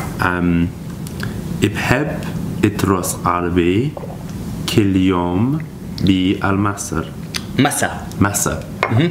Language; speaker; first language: Arabic; non-native, learner; English